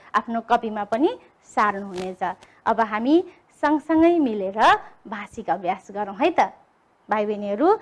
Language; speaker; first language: Nepali; native; Nepali